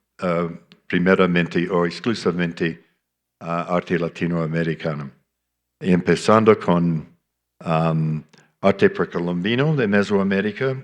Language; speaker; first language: Spanish; non-native, fluent; English